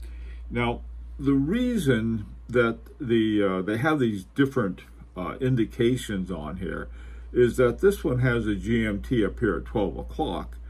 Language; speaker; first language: English; native; English